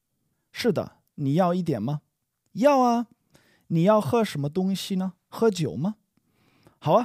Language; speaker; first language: Chinese; non-native, learner; English